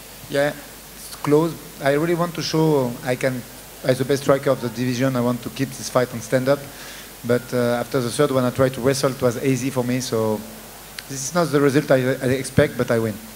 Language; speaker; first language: English; non-native, fluent; French